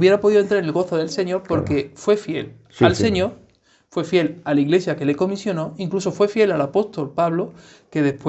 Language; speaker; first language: Spanish; native; Spanish